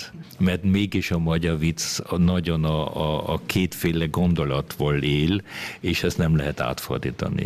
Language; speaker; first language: Hungarian; early bilingual, other home language; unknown